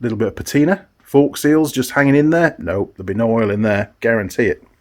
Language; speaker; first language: English; native; English